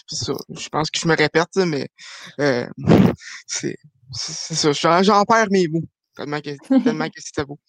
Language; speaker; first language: French; native; French